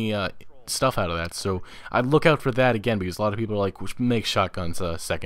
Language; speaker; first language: English; native; English